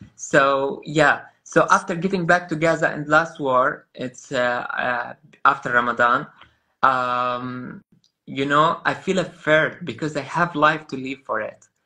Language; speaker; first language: English; non-native, learner; Arabic